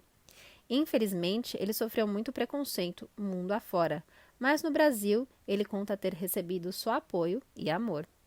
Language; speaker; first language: Portuguese; native; Portuguese